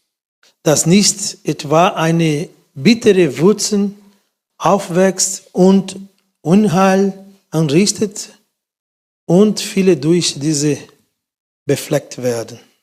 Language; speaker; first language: German; non-native, fluent; Portuguese